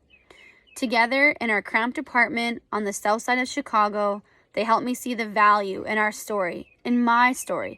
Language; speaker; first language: English; native; English